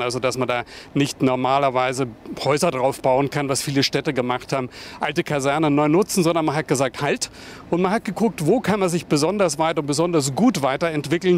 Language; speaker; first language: German; native; German